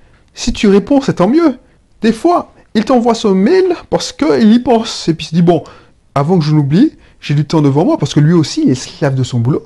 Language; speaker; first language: French; native; French